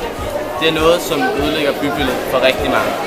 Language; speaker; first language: Danish; native; Danish